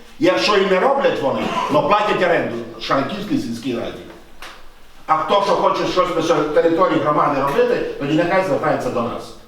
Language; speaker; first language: Ukrainian; native; Ukrainian